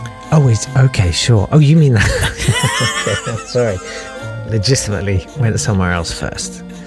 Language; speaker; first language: English; native; English